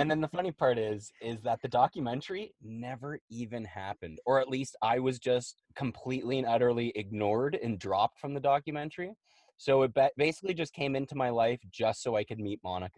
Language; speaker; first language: English; native; English